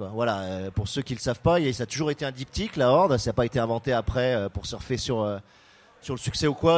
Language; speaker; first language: French; native; French